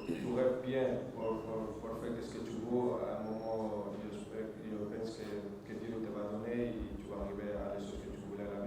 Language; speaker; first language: French; non-native, fluent; Spanish